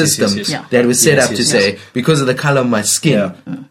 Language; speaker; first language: English; native; English